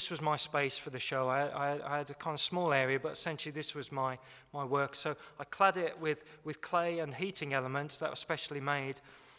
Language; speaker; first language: English; native; English